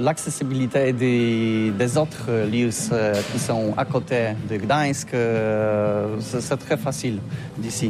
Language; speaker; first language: French; non-native, learner; Polish